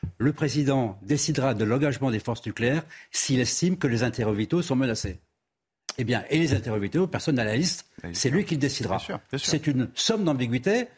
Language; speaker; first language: French; native; French